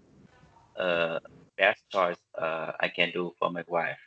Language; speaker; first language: English; non-native, learner; Vietnamese